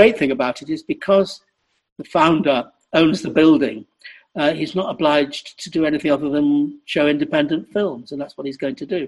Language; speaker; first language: English; native; English